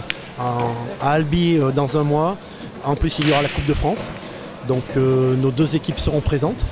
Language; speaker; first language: French; native; French